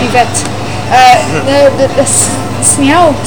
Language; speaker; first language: Icelandic; non-native, learner; English